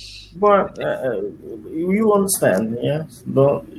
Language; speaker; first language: English; non-native, learner; Portuguese